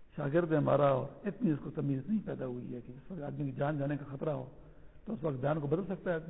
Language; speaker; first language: Urdu; non-native, local second language; Pashto